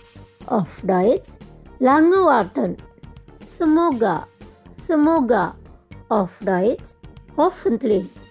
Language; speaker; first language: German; non-native, fluent; Indonesian